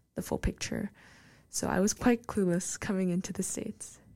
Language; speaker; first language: English; non-native, fluent; Korean